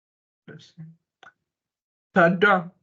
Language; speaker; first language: French; non-native, learner; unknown